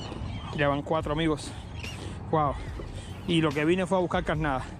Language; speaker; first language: Spanish; native; Spanish